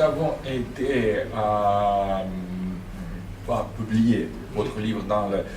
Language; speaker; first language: French; non-native, fluent; Russian